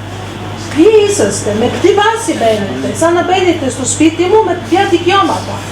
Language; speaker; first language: Greek; non-native, fluent; Serbian